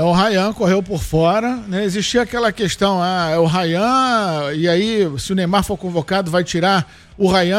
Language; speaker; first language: Portuguese; native; Portuguese